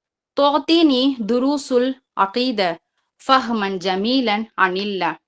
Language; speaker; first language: Arabic; non-native, learner; Tamil